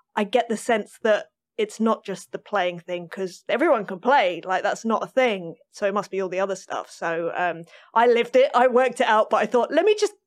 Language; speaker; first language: English; native; English